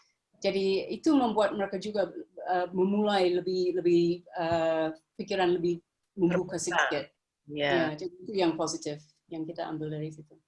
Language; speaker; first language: Indonesian; non-native, fluent; English